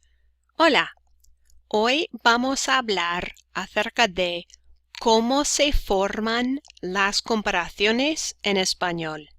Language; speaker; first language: Spanish; non-native, fluent; English